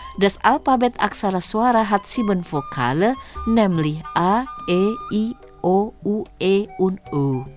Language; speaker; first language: German; non-native, fluent; Indonesian